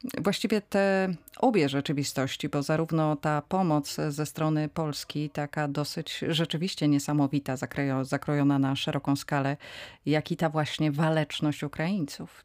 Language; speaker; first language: Polish; native; Polish